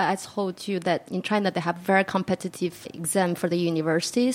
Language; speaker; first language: English; non-native, fluent; Chinese